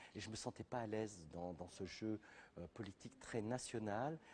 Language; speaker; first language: French; native; French